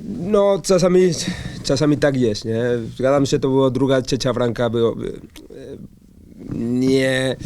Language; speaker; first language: Polish; non-native, learner; Spanish